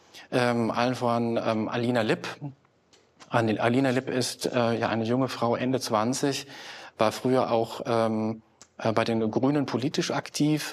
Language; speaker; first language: German; native; German